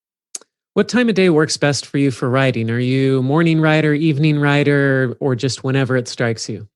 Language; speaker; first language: English; native; English